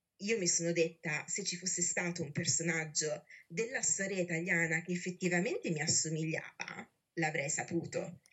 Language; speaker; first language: Italian; native; Italian